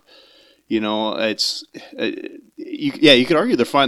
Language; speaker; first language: English; native; English